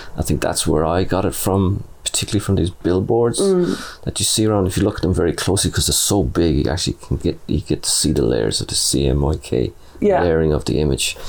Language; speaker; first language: English; native; English